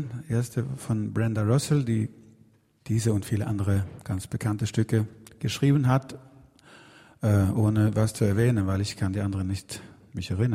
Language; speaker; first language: German; non-native, fluent; Swedish